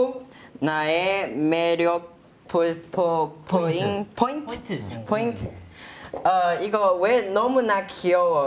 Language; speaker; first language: Korean; non-native, learner; Chinese